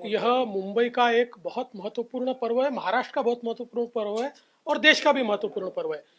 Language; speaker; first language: Hindi; non-native, local second language; Marathi